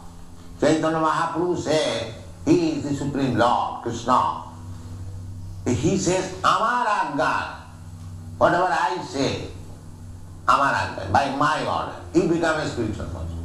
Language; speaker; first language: English; non-native, local second language; Bangla